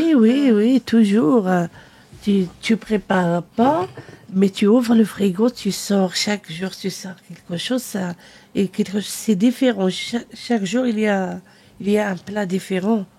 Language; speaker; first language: French; non-native, learner; Arabic